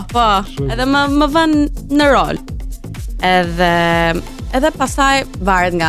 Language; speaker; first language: Albanian; early bilingual, heritage; Albanian